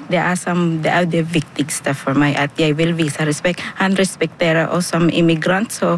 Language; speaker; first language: Norwegian; non-native, fluent; Filipino